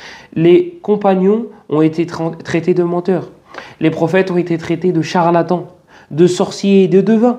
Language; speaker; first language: French; native; French